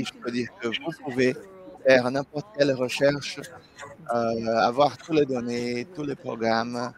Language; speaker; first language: French; non-native, learner; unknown